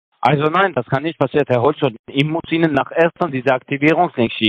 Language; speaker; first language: German; non-native, learner; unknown